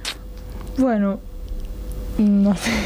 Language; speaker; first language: Spanish; non-native, learner; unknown